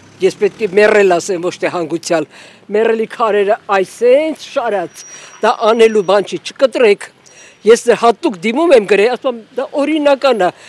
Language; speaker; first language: Armenian; native; Armenian